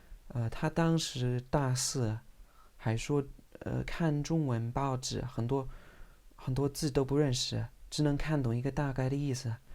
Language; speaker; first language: Chinese; non-native, fluent; English